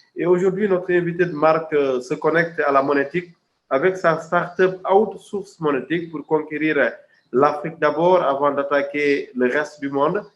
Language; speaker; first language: French; non-native, local second language; Wolof